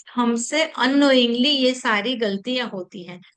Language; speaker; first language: Hindi; non-native, local second language; Gujarati